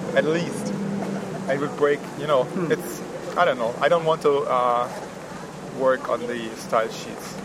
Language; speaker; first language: English; non-native, fluent; German